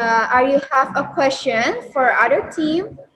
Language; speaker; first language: English; non-native, learner; Indonesian